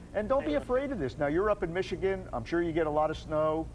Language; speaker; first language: English; native; English